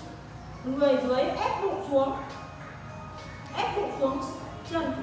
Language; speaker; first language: Vietnamese; native; Vietnamese